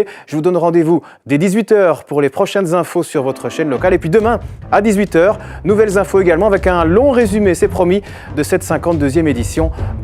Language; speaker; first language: French; native; French